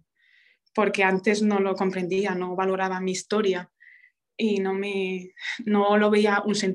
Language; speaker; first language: Spanish; early bilingual, other home language; Romanian